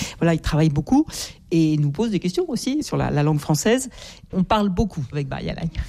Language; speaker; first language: French; native; French